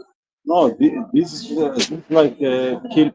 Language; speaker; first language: English; non-native, learner; Spanish